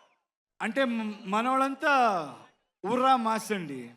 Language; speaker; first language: Telugu; non-native, learner; Kannada